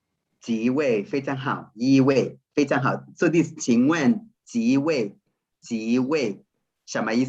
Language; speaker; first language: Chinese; non-native, fluent; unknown